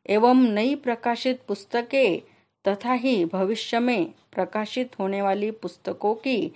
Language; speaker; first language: Hindi; non-native, local second language; Marathi